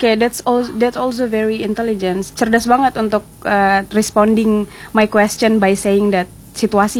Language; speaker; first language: English; non-native, fluent; Indonesian